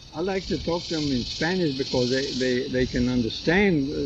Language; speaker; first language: English; early bilingual, other home language; Spanish